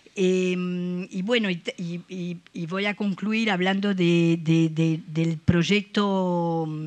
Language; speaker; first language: Spanish; non-native, fluent; French